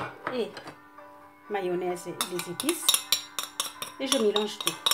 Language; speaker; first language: French; non-native, local second language; Arabic